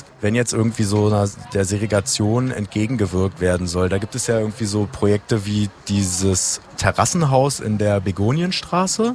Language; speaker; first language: German; native; German